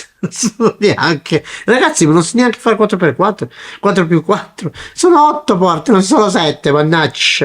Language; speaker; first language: Italian; native; Italian